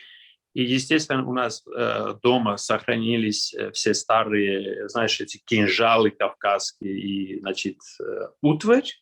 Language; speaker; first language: Russian; non-native, local second language; Armenian